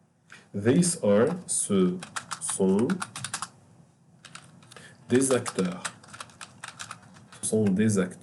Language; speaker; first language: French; non-native, fluent; Arabic